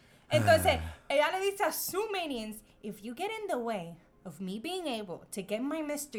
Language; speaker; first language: English; non-native, local second language; Spanish